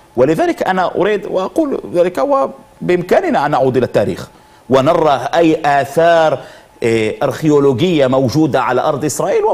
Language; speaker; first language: Arabic; non-native, fluent; Hebrew